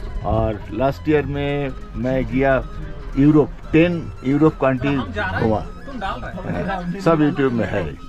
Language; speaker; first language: Hindi; non-native, local second language; Bangla